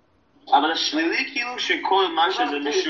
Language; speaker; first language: Hebrew; non-native, fluent; English